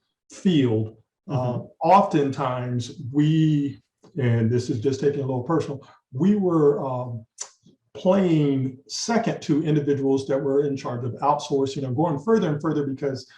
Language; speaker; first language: English; native; English